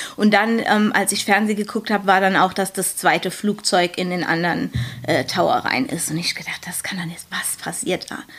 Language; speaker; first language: German; native; German